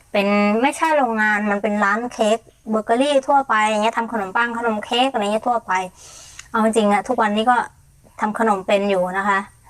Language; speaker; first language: Thai; non-native, fluent; Mon